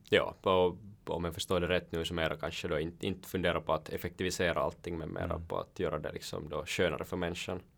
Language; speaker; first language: Swedish; native; Swedish